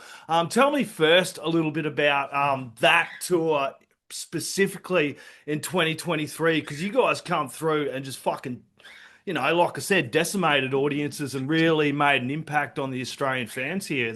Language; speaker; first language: English; native; English